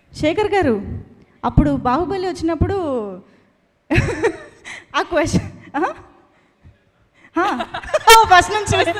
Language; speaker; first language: Telugu; native; Telugu